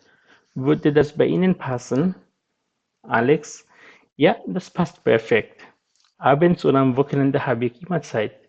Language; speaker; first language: German; non-native, fluent; Bangla